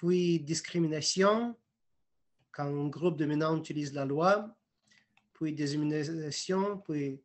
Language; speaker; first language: French; non-native, fluent; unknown